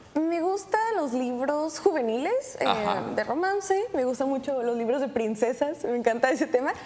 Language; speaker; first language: Spanish; native; Spanish